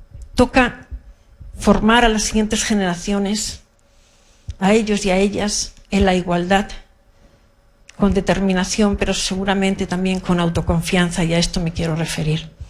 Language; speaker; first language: Spanish; native; Spanish